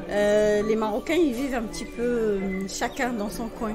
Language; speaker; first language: French; non-native, local second language; Arabic